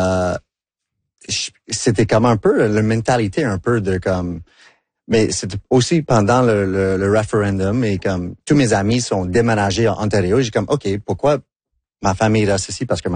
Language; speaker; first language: French; non-native, local second language; English